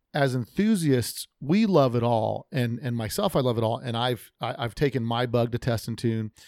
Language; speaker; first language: English; native; English